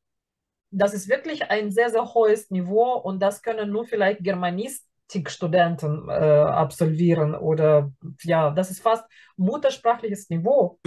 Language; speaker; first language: German; non-native, fluent; Russian